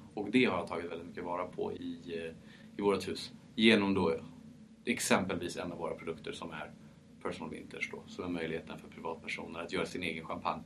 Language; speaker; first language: Swedish; early bilingual, heritage; Swedish